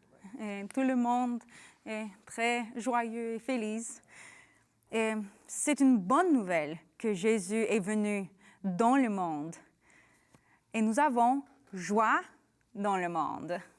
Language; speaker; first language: French; non-native, learner; English